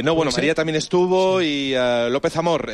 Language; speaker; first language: Spanish; native; Spanish